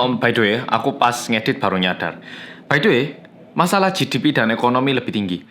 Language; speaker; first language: Indonesian; non-native, fluent; Korean